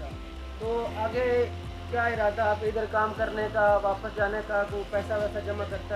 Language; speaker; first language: Hindi; native; Hindi